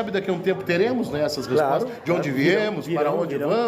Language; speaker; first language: Portuguese; native; Portuguese